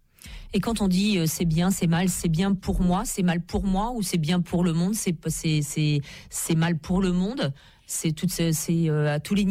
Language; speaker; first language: French; native; French